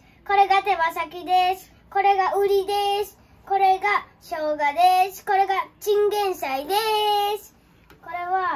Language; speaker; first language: Japanese; early bilingual, other home language; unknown